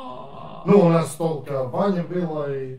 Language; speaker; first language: Russian; non-native, learner; Serbian